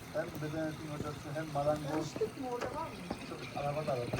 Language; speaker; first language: Turkish; native; Turkish